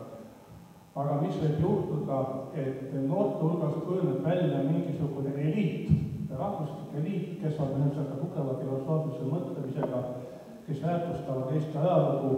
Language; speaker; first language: Estonian; non-native, local second language; Russian